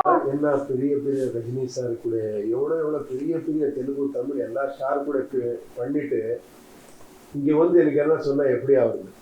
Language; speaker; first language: Tamil; non-native, learner; Kannada